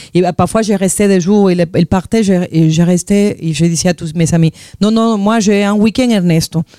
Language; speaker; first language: French; non-native, fluent; Spanish